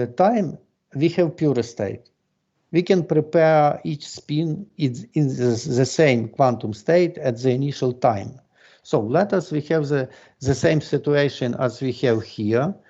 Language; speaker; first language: English; non-native, fluent; Ukrainian